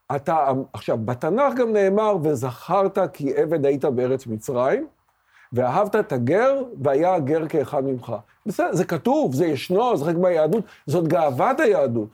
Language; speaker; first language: Hebrew; native; Hebrew